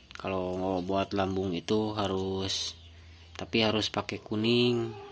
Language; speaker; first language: Indonesian; native; Indonesian